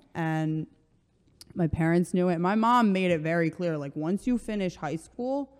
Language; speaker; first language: English; early bilingual, other home language; Slovenian